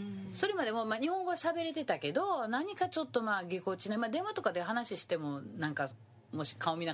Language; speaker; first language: Japanese; native; Japanese